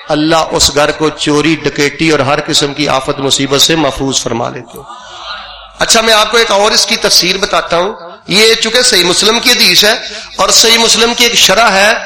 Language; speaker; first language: Urdu; non-native, local second language; Punjabi